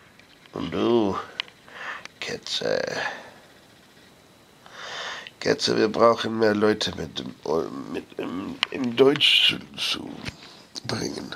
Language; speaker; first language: German; non-native, learner; English